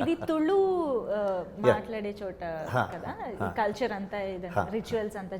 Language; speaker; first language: Telugu; native; Telugu